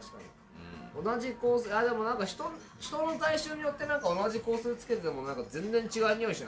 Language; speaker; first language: Japanese; native; Japanese